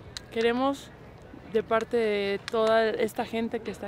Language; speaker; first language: Spanish; native; Spanish